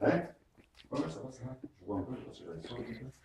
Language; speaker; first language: French; native; French